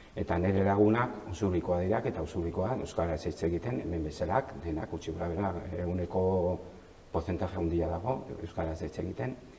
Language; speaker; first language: Basque; non-native, local second language; Spanish